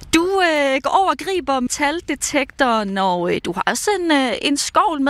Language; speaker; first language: Danish; native; Danish